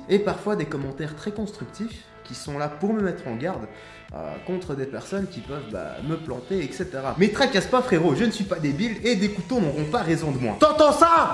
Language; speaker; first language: French; native; French